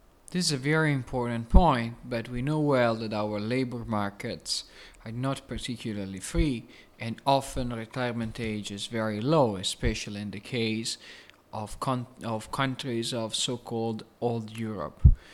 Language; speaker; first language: English; non-native, fluent; Italian